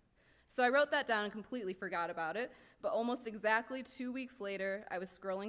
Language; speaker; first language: English; native; English